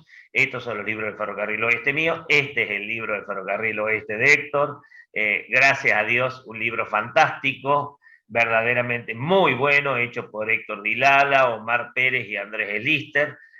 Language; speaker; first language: Spanish; native; Spanish